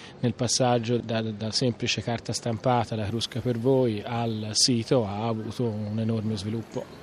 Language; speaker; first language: Italian; native; Italian